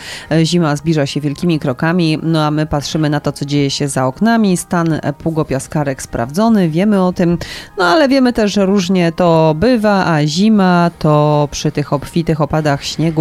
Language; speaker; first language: Polish; native; Polish